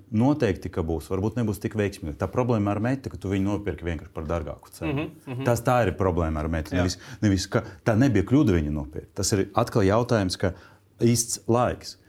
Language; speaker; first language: Latvian; non-native, local second language; Russian